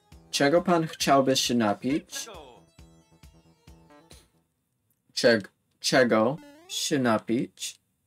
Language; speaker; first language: Polish; non-native, learner; English